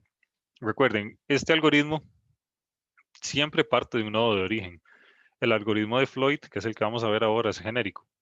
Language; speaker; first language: Spanish; native; Spanish